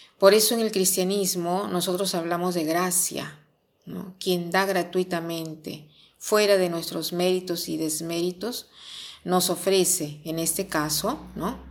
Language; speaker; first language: Spanish; non-native, fluent; Italian